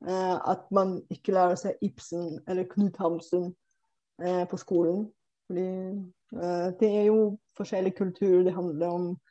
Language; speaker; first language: Norwegian; non-native, fluent; Bulgarian